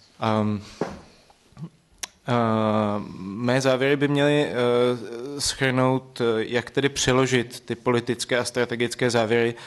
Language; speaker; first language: Czech; native; Czech